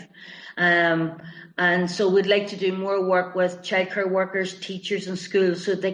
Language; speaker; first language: English; native; English